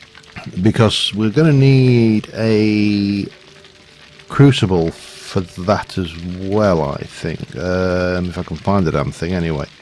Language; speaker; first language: English; native; English